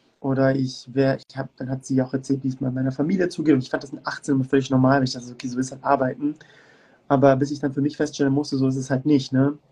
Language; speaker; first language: German; early bilingual, other home language; Turkish